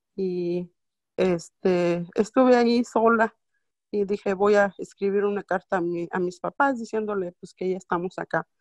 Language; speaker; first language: Spanish; non-native, local second language; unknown